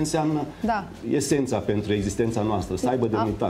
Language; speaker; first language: Romanian; native; Romanian